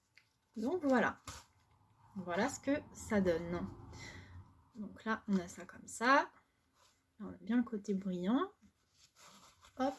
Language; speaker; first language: French; native; French